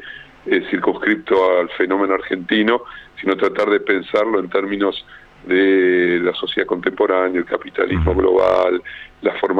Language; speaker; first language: Spanish; native; Spanish